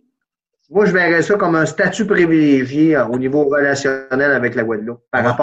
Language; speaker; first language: French; native; French